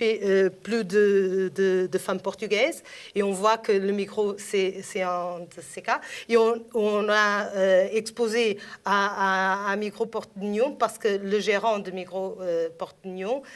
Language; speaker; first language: French; non-native, fluent; Portuguese